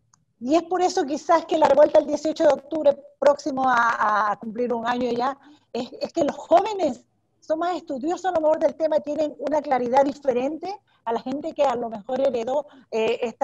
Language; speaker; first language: Spanish; native; Spanish